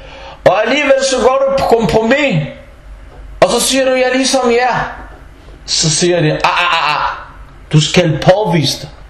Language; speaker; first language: Danish; early bilingual, other home language; Arabic